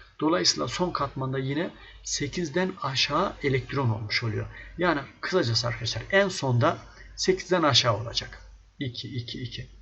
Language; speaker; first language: Turkish; native; Turkish